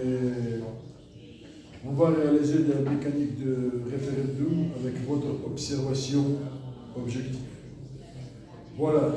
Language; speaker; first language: French; non-native, learner; Russian